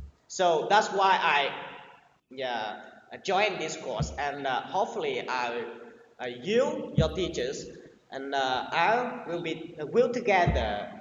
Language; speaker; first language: English; non-native, learner; Vietnamese